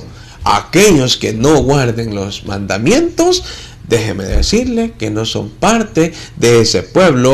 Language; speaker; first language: Spanish; native; Spanish